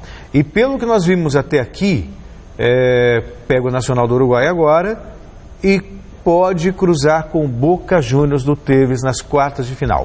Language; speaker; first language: Portuguese; native; Portuguese